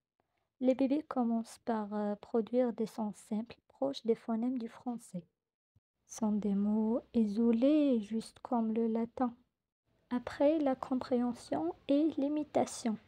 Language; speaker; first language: French; non-native, local second language; Arabic